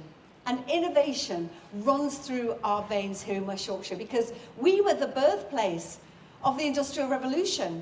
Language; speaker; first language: English; native; English